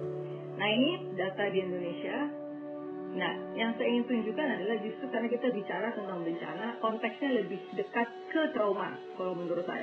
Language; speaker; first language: Indonesian; native; Indonesian